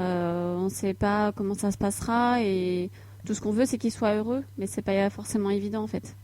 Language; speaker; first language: French; native; French